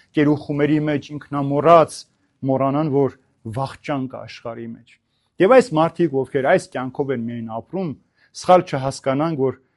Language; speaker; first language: Armenian; native; Armenian